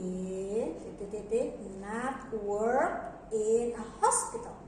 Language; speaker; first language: English; non-native, learner; Indonesian